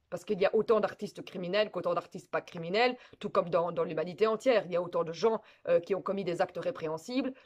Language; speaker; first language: French; native; French